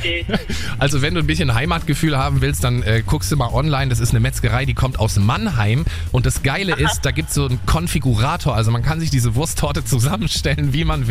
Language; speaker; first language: German; native; German